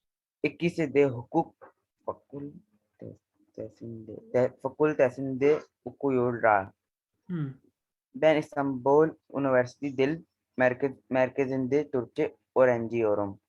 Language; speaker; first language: Turkish; non-native, learner; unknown